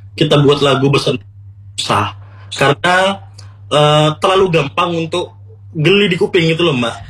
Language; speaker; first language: Indonesian; non-native, local second language; Madurese